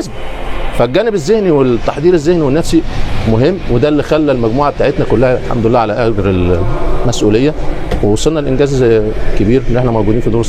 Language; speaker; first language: Arabic; native; Arabic